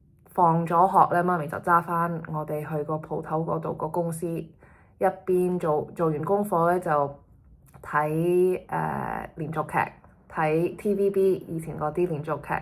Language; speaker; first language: Chinese; early bilingual, heritage; Cantonese